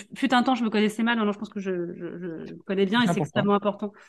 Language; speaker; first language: French; native; French